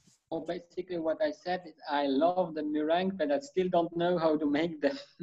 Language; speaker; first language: English; non-native, fluent; German